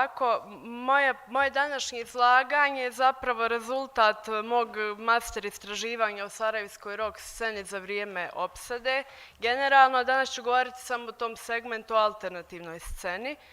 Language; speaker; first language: Bosnian; native; Bosnian